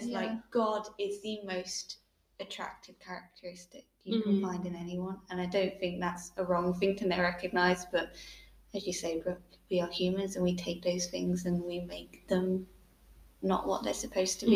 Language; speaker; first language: English; native; English